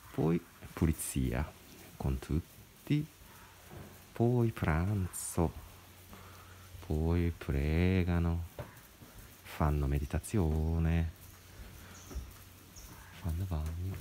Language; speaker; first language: Italian; non-native, learner; Japanese